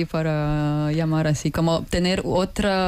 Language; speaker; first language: Spanish; non-native, fluent; Russian